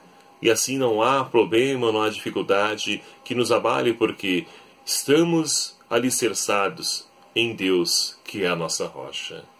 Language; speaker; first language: Portuguese; native; Portuguese